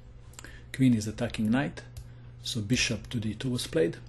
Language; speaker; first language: English; non-native, fluent; Croatian